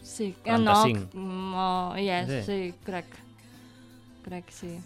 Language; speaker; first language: Catalan; non-native, learner; Indonesian